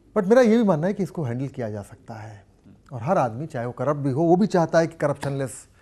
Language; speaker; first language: Hindi; native; Hindi